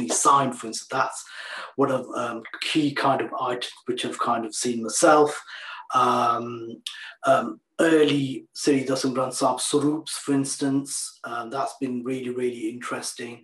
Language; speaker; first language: English; native; English